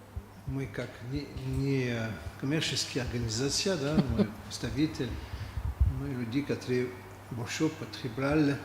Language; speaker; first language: Russian; non-native, learner; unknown